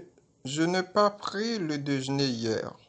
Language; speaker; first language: French; non-native, local second language; Haitian Creole